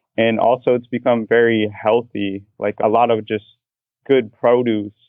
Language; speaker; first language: English; native; English